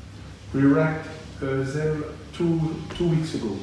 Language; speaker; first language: English; non-native, learner; French